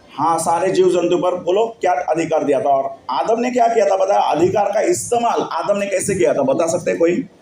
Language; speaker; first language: Hindi; non-native, local second language; Marathi